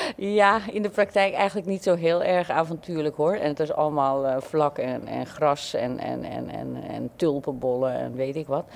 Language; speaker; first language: Dutch; native; Dutch